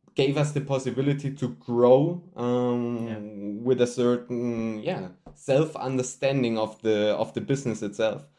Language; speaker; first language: English; non-native, fluent; German